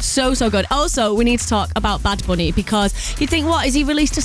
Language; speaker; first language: English; native; English